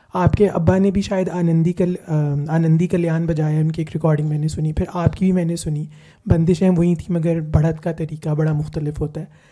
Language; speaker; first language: Urdu; native; Urdu